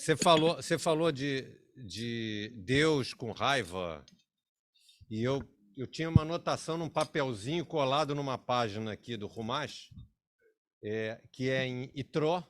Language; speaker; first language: Portuguese; native; Portuguese